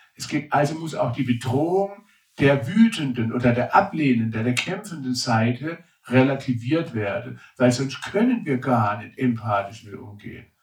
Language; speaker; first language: German; native; German